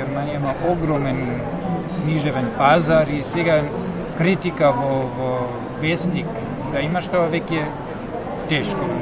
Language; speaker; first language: Macedonian; non-native, fluent; German